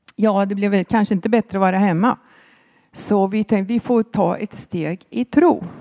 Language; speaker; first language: Swedish; native; Swedish